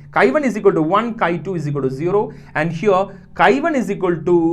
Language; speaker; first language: English; non-native, local second language; Malayalam